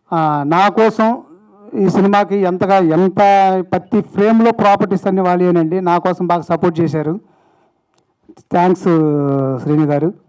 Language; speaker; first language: Telugu; native; Telugu